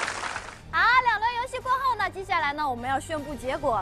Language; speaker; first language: Chinese; native; Chinese